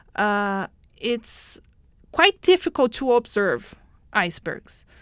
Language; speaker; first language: English; non-native, fluent; Portuguese